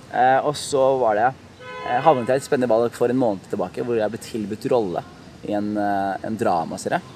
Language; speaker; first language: Norwegian; early bilingual, other home language; Somali